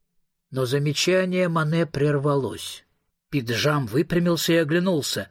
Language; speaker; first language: Russian; native; Russian